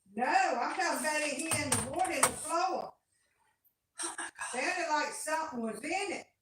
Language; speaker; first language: English; native; English